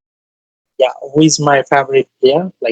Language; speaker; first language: English; non-native, learner; Bangla